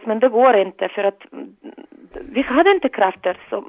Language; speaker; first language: Swedish; non-native, fluent; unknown